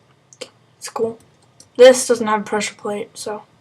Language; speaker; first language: English; native; English